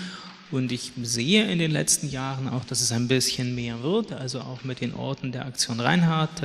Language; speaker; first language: German; native; German